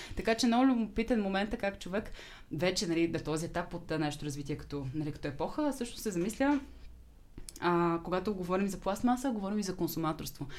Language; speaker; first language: Bulgarian; native; Bulgarian